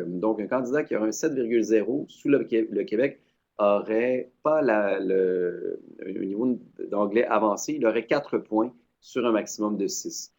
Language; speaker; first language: French; native; French